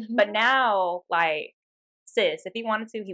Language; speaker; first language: English; native; English